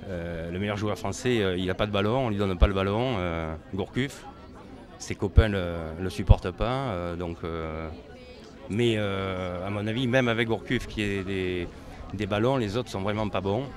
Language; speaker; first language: French; native; French